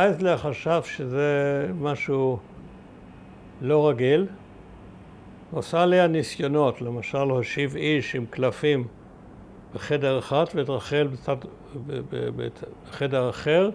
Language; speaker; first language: Hebrew; early bilingual, other home language; German